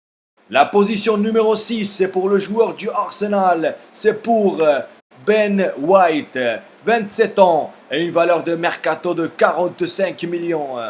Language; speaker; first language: French; non-native, fluent; Spanish